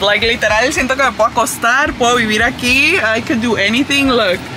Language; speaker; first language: Spanish; early bilingual, heritage; Spanish